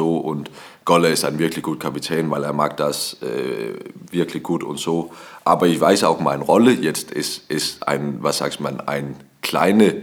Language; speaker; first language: German; non-native, learner; Danish